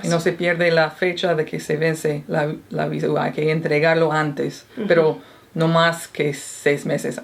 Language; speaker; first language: Spanish; non-native, fluent; English